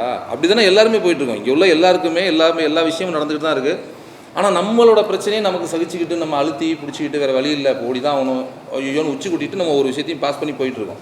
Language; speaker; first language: Tamil; native; Tamil